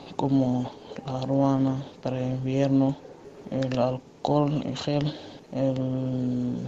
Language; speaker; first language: Spanish; non-native, learner; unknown